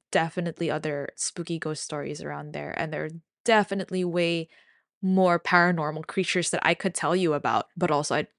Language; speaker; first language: English; non-native, local second language; Filipino